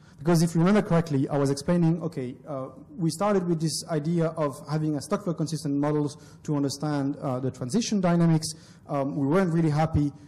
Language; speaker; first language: English; non-native, fluent; French